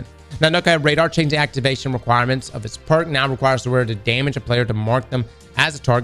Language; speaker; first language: English; native; English